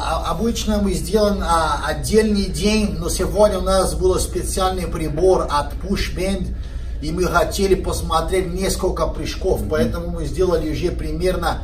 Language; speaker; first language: Russian; non-native, fluent; Portuguese